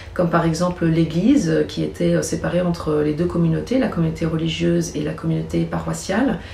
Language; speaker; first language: French; native; French